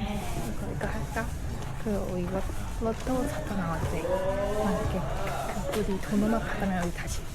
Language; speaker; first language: Korean; non-native, learner; Thai